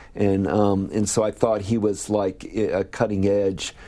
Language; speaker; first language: English; native; English